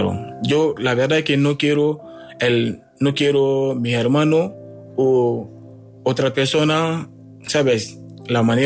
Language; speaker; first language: Spanish; non-native, learner; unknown